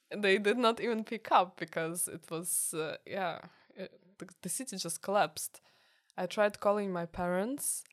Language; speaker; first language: English; non-native, fluent; Ukrainian